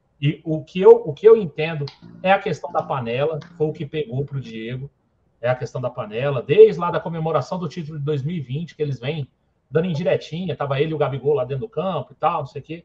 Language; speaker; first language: Portuguese; native; Portuguese